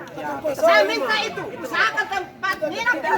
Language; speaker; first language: Indonesian; non-native, local second language; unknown